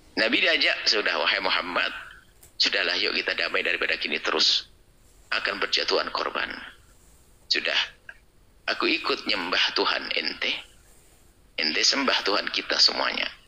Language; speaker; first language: Indonesian; native; Indonesian